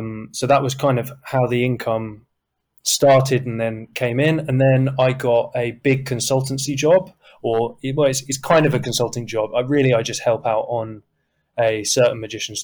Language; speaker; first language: English; native; English